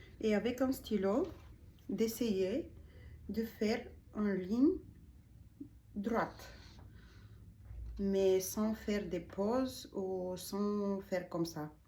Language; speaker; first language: French; non-native, learner; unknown